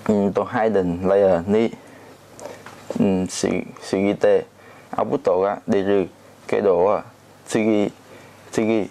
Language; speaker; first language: Japanese; non-native, learner; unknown